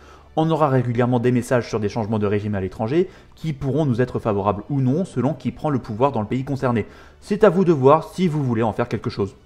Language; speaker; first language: French; native; French